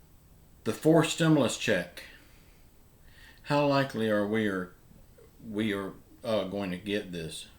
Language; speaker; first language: English; native; English